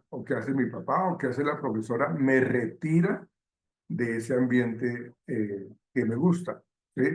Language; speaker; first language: Spanish; native; Spanish